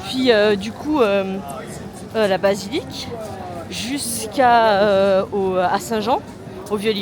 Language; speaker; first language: French; native; French